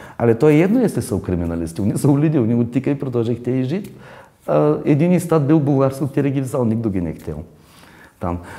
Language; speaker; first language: Czech; non-native, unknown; Bulgarian